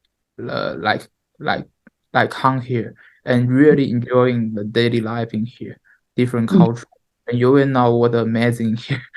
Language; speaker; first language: English; non-native, learner; Chinese